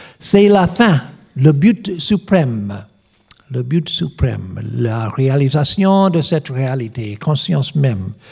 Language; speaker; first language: French; non-native, learner; English